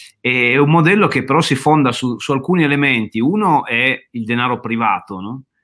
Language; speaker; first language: Italian; native; Italian